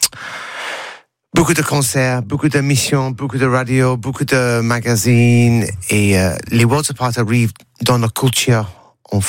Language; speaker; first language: French; non-native, learner; English